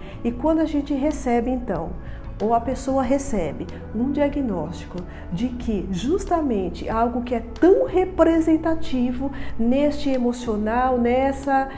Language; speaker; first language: Portuguese; native; Portuguese